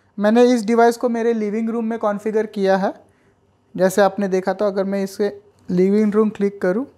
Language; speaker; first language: Hindi; non-native, local second language; Marathi